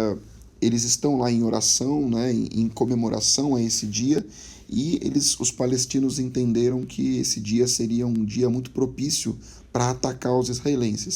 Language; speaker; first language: Portuguese; native; Portuguese